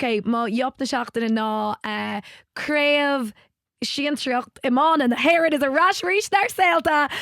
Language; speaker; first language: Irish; non-native, local second language; English